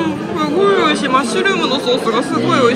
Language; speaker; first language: Japanese; native; Japanese